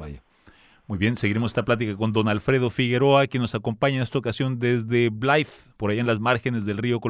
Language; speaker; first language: Spanish; native; Spanish